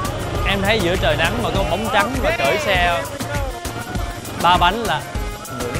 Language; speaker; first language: Vietnamese; native; Vietnamese